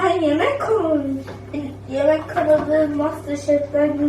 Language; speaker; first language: Turkish; early bilingual, heritage; Turkish